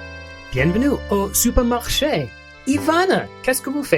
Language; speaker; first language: French; non-native, learner; English